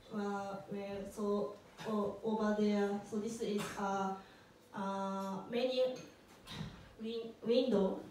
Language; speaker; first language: English; non-native, learner; Japanese